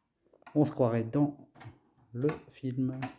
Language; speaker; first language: French; native; French